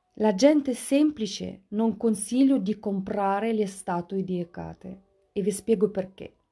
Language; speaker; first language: Italian; non-native, fluent; Russian